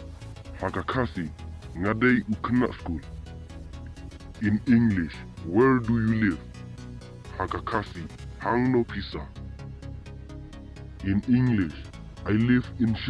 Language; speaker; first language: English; non-native, local second language; Khasi